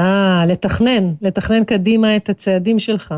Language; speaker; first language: Hebrew; native; Hebrew